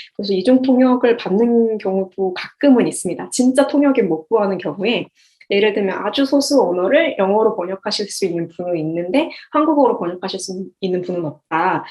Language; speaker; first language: Korean; native; Korean